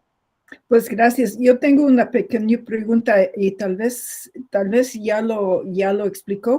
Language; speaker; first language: Spanish; non-native, fluent; English